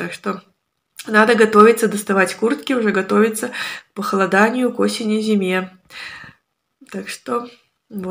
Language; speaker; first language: Russian; native; Russian